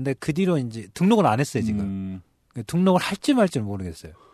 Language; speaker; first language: Korean; native; Korean